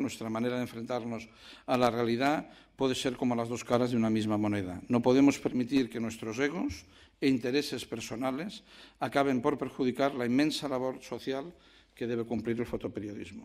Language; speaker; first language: Spanish; non-native, local second language; Catalan